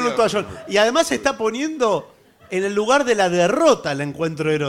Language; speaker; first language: Spanish; native; Spanish